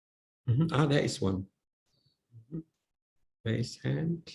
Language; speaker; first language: English; non-native, fluent; Indonesian